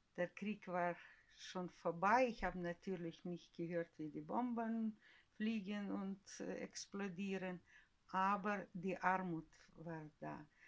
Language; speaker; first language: German; early bilingual, heritage; German